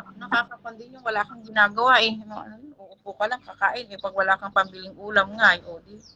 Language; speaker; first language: Filipino; native; Filipino